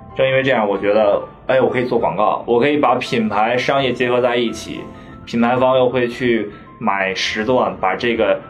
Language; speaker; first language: Chinese; native; Chinese